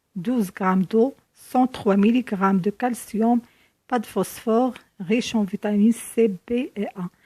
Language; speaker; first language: French; non-native, local second language; Arabic